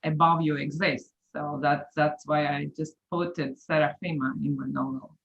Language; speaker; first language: English; non-native, fluent; Latvian